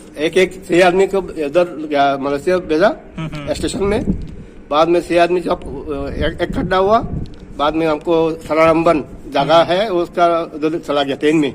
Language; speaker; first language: Hindi; non-native, learner; Bangla